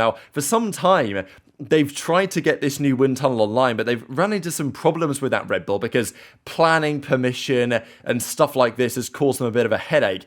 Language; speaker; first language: English; native; English